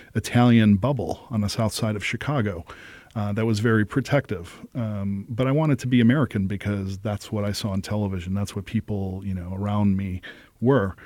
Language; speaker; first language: English; early bilingual, other home language; Italian